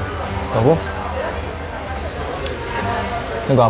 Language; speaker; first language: Korean; non-native, learner; Italian